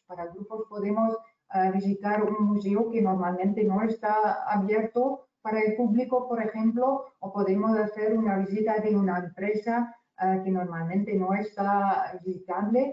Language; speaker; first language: Spanish; non-native, fluent; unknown